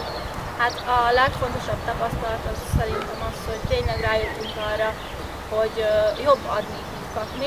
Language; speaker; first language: Hungarian; native; Hungarian